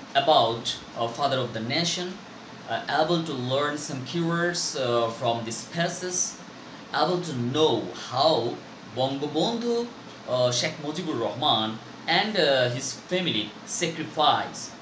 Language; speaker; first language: English; non-native, local second language; Bangla